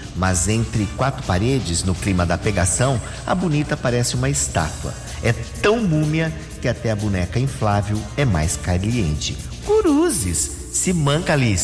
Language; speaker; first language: Portuguese; native; Portuguese